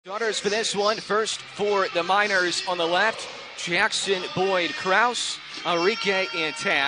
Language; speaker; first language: English; native; English